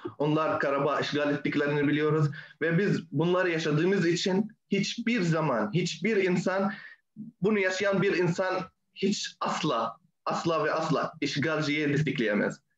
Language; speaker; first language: Turkish; non-native, fluent; Arabic